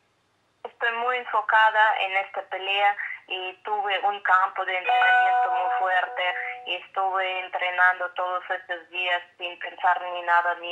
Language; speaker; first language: Spanish; non-native, fluent; Russian